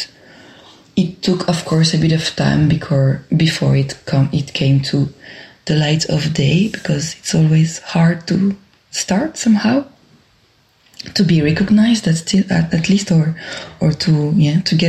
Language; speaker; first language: English; non-native, fluent; French